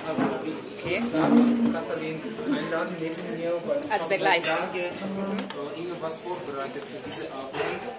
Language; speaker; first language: German; non-native, learner; Hungarian